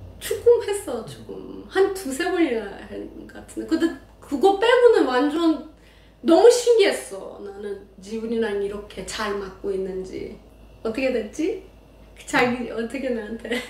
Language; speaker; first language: Korean; non-native, learner; Persian